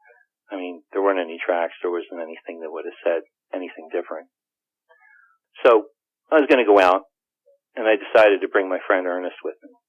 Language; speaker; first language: English; native; English